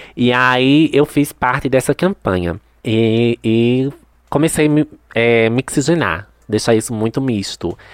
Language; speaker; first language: Portuguese; native; Portuguese